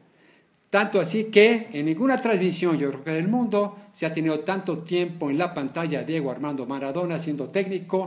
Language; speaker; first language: Spanish; native; Spanish